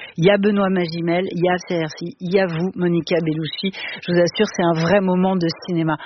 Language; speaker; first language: French; native; French